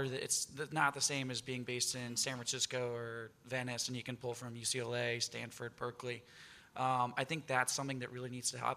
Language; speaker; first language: English; native; English